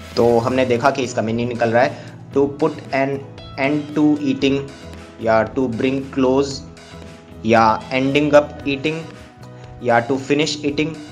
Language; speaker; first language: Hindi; native; Hindi